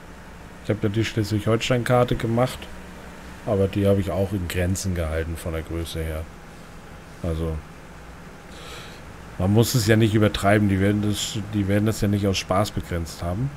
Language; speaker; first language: German; native; German